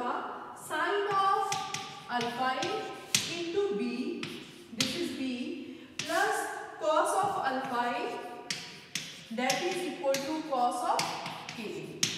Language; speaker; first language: English; non-native, local second language; Hindi